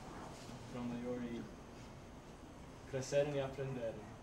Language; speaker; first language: Portuguese; non-native, fluent; English